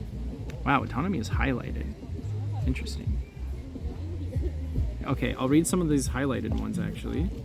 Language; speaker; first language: English; native; English